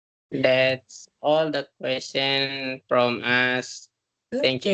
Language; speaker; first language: English; non-native, learner; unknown